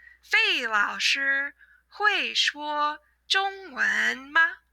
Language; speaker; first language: Chinese; non-native, fluent; English